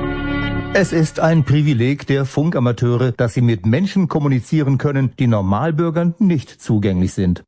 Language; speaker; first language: German; native; German